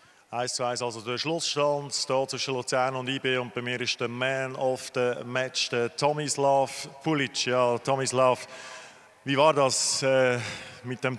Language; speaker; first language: German; native; German